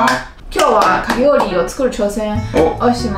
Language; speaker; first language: Japanese; non-native, fluent; Chinese